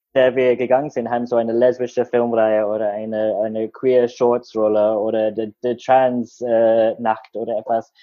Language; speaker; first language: German; non-native, learner; English